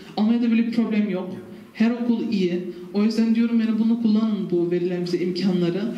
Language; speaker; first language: Turkish; early bilingual, heritage; Turkish